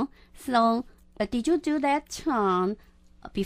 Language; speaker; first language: English; non-native, local second language; Chinese